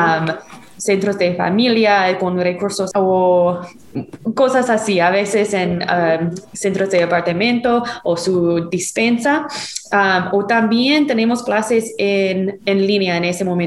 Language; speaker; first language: Spanish; non-native, fluent; English